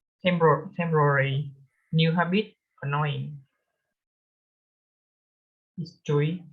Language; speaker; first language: English; non-native, learner; Vietnamese